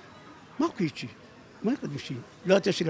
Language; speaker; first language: Arabic; native; Arabic